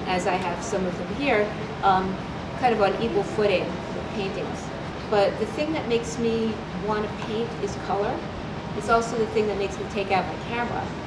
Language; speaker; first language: English; native; English